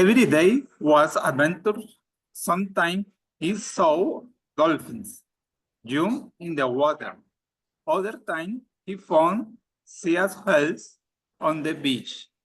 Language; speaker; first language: English; non-native, learner; Spanish